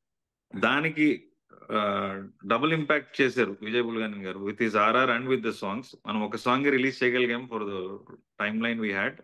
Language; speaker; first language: Telugu; native; Telugu